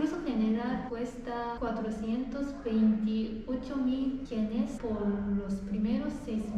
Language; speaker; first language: Spanish; non-native, fluent; Japanese